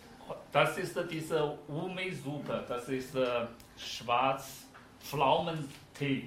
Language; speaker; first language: German; non-native, fluent; Chinese